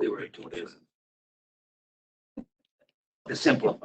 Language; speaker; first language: English; native; English